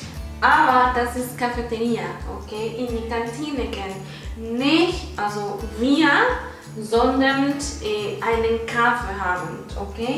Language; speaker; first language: German; non-native, fluent; Spanish